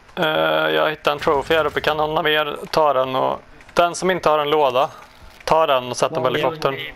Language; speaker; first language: Swedish; native; Swedish